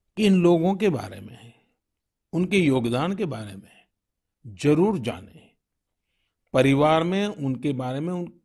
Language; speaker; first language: Hindi; non-native, local second language; Gujarati